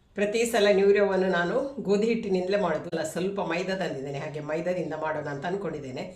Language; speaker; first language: Kannada; native; Kannada